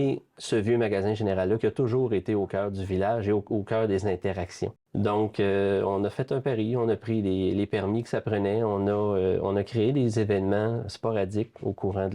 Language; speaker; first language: French; native; French